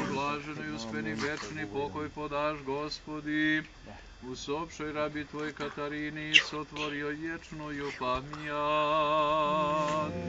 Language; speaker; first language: Serbian; native; Serbian